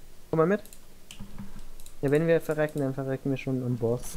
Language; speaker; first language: German; native; German